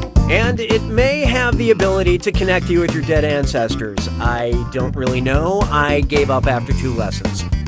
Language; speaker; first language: English; native; English